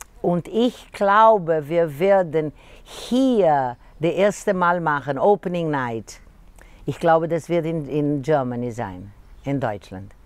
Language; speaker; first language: German; non-native, learner; Portuguese